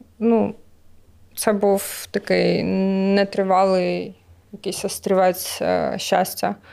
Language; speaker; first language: Ukrainian; native; Ukrainian